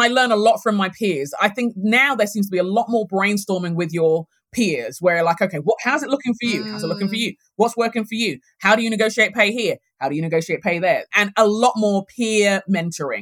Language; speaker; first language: English; native; English